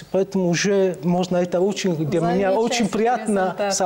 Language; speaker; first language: Russian; non-native, fluent; Italian